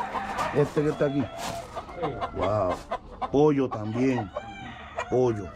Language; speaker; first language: Spanish; non-native, fluent; English